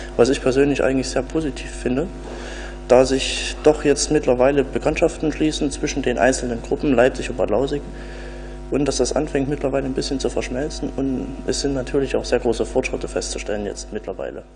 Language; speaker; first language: German; native; German